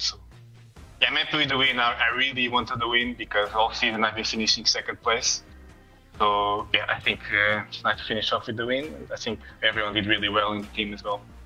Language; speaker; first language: English; non-native, fluent; Portuguese